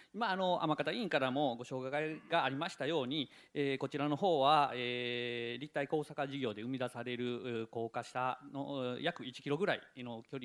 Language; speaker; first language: Japanese; native; Japanese